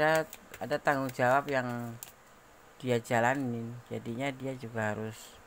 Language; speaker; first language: Indonesian; native; Indonesian